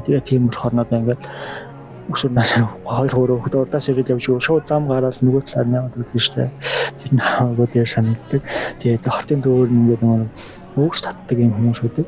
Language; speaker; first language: Mongolian; native; Mongolian